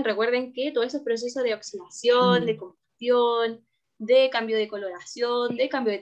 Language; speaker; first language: Spanish; native; Spanish